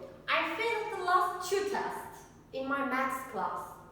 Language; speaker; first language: English; non-native, fluent; Turkish